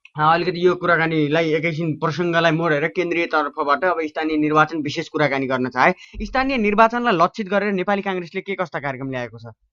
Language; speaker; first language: Nepali; native; Nepali